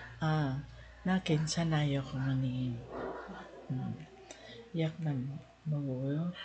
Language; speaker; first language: Korean; non-native, learner; Filipino